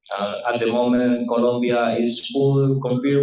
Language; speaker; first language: English; non-native, learner; Spanish